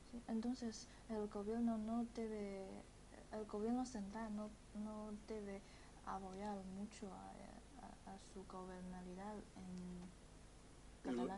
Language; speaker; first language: Spanish; non-native, fluent; Chinese